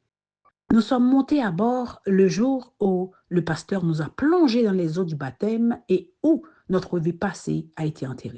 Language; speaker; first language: French; non-native, local second language; Haitian Creole